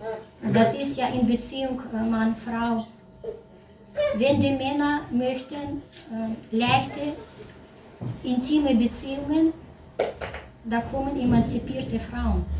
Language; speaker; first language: German; non-native, learner; Russian